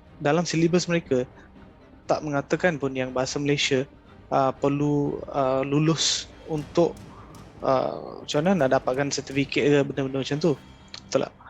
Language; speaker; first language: Malay; non-native, local second language; Tamil